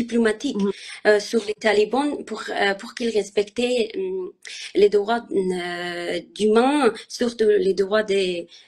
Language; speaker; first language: French; non-native, learner; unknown